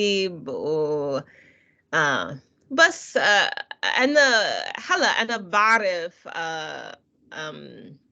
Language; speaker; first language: Arabic; non-native, learner; English